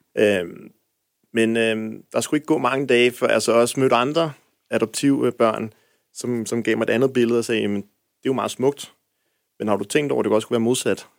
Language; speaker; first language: Danish; native; Danish